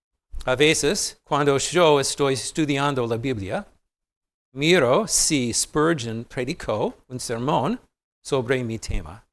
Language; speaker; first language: Spanish; non-native, fluent; English